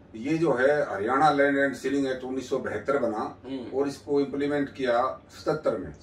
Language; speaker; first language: Hindi; native; Hindi